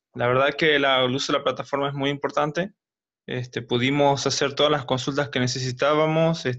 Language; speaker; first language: Spanish; native; Spanish